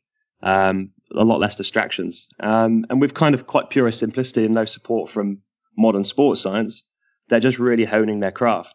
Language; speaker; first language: English; native; English